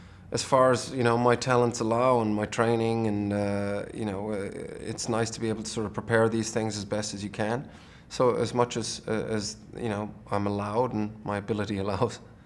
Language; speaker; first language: English; native; English